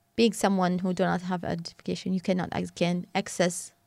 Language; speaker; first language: English; non-native, fluent; Arabic